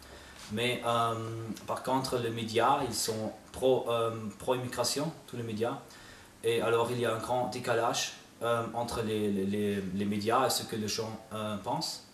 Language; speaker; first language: French; non-native, fluent; German